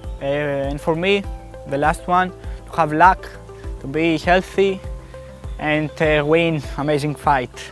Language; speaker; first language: English; non-native, fluent; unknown